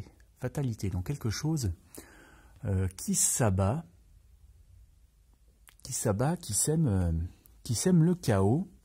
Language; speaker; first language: French; native; French